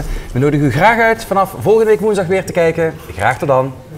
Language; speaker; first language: Dutch; native; Dutch